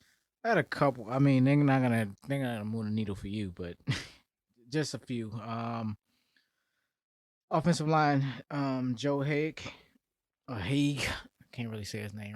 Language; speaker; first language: English; native; English